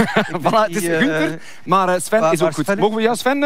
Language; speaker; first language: Dutch; native; Dutch